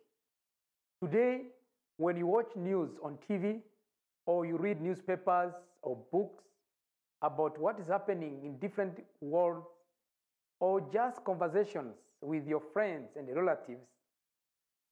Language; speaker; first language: English; non-native, local second language; Kinyarwanda